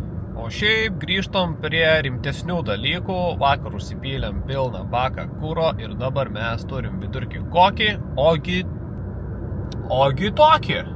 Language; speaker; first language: Lithuanian; native; Lithuanian